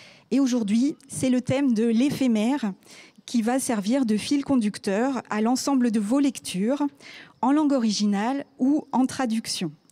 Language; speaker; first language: French; native; French